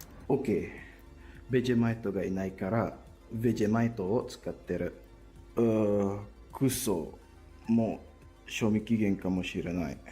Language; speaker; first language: Japanese; non-native, learner; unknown